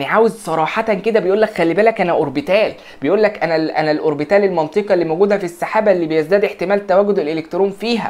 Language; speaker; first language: Arabic; native; Arabic